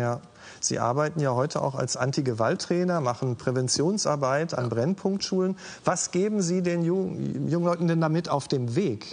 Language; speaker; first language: German; native; German